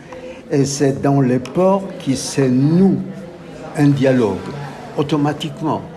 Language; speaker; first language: French; non-native, fluent; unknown